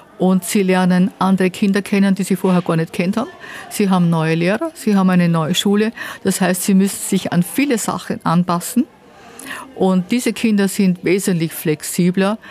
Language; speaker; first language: German; native; German